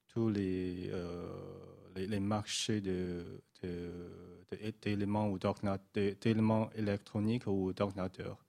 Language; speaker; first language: French; non-native, fluent; Chinese